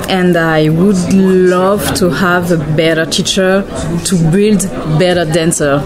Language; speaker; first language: English; non-native, learner; French